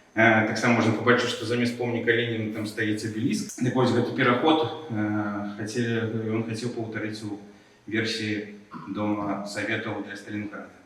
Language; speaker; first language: Belarusian; non-native, local second language; Russian